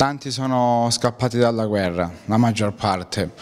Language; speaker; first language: Italian; native; Italian